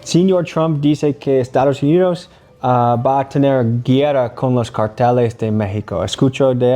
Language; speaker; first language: Spanish; non-native, learner; English